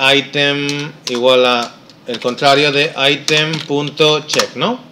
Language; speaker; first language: Spanish; non-native, local second language; Galician